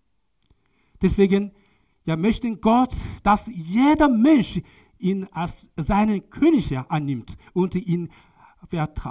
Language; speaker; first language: German; non-native, learner; Korean